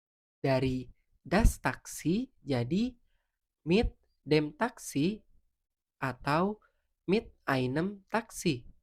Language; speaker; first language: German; non-native, fluent; Indonesian